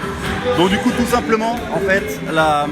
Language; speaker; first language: French; native; French